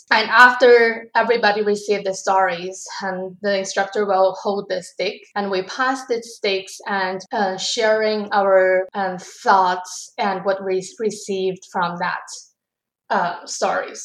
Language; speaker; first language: English; non-native, learner; Chinese